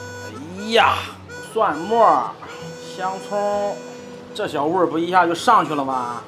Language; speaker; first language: Chinese; native; Chinese